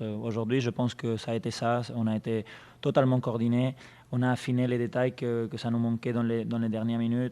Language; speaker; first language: French; non-native, fluent; Spanish